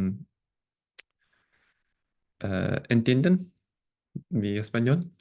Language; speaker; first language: Spanish; non-native, fluent; English